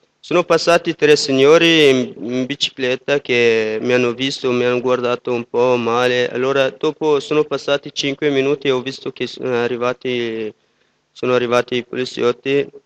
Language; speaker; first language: Italian; non-native, fluent; Persian